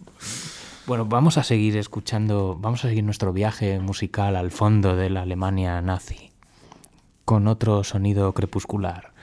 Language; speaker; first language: Spanish; native; Spanish